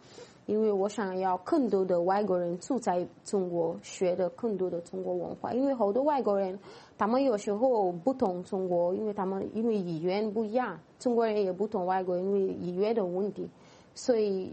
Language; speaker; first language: Chinese; non-native, fluent; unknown